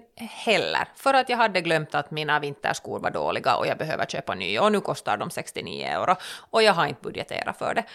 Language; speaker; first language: Swedish; native; Swedish